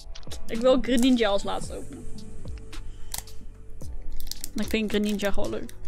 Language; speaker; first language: Dutch; native; Dutch